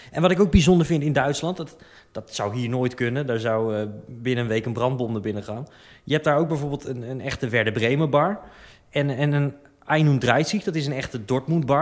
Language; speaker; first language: Dutch; native; Dutch